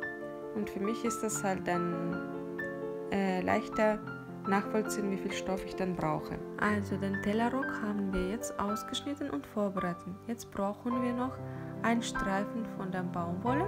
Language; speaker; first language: German; non-native, fluent; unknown